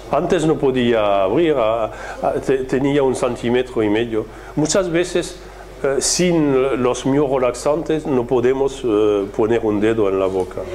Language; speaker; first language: Spanish; non-native, fluent; French